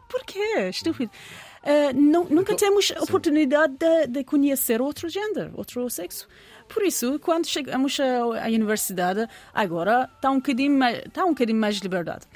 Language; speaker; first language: Portuguese; non-native, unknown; Persian